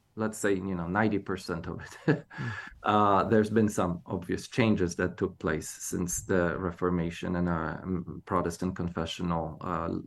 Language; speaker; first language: English; non-native, fluent; Polish